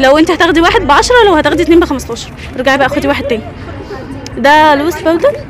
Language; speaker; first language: Arabic; native; Arabic